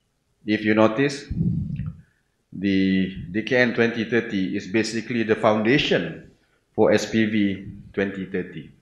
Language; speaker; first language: English; non-native, local second language; Malay